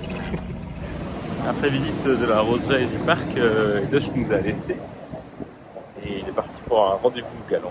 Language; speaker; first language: French; native; French